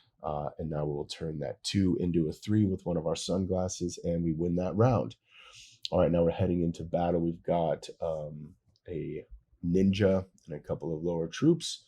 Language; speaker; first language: English; native; English